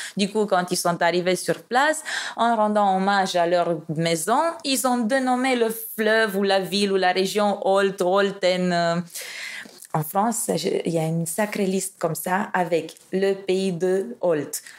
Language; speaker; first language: French; non-native, fluent; Romanian